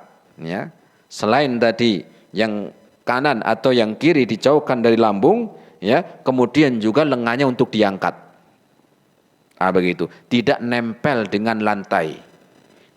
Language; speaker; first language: Indonesian; native; Indonesian